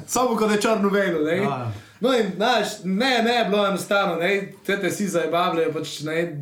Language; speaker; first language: Slovenian; native; Slovenian